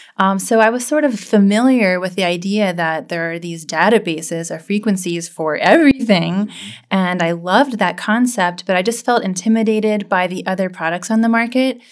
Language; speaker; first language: English; native; English